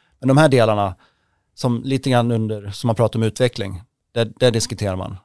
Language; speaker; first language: Swedish; native; Swedish